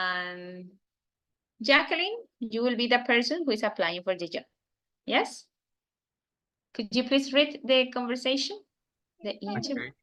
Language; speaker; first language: English; non-native, fluent; Spanish